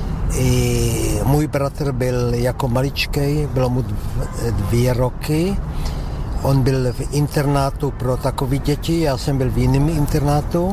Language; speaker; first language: Czech; non-native, local second language; Slovak